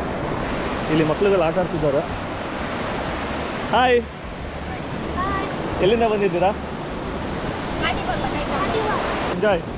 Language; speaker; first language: Kannada; native; Kannada